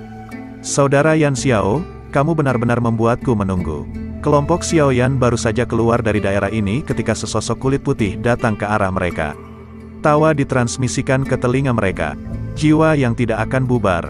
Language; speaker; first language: Indonesian; native; Indonesian